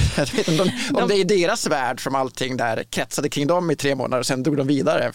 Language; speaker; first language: Swedish; native; Swedish